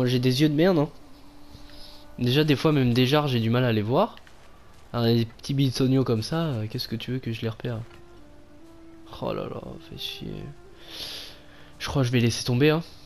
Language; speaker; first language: French; native; French